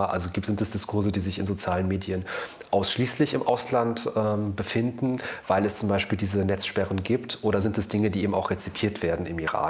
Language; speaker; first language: German; native; German